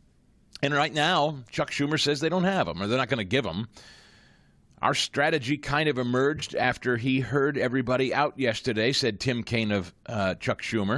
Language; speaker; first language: English; native; English